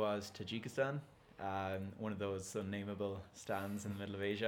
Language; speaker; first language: English; native; English